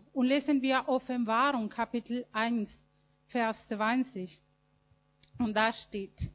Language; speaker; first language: German; non-native, fluent; Spanish